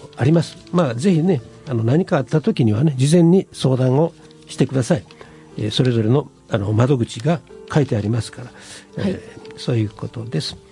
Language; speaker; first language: Japanese; native; Japanese